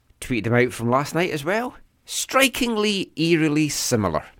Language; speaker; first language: English; native; English